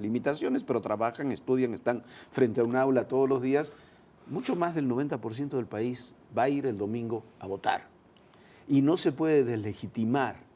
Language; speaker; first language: Spanish; native; Spanish